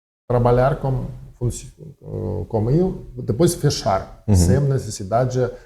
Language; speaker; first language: Portuguese; non-native, learner; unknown